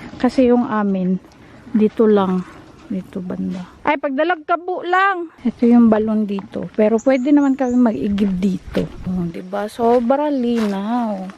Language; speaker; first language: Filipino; non-native, local second language; Cebuano